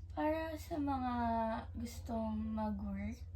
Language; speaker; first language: English; native; English